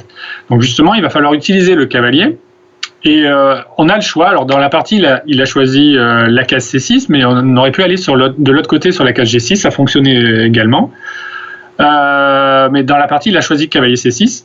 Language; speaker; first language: French; native; French